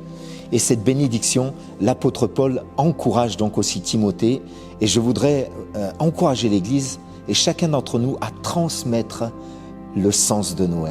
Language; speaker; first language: French; native; French